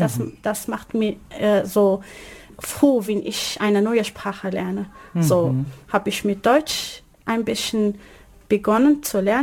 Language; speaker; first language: German; non-native, learner; Arabic